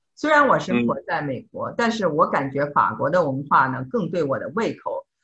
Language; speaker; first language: Chinese; native; Chinese